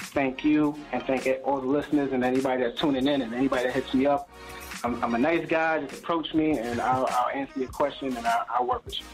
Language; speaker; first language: English; native; English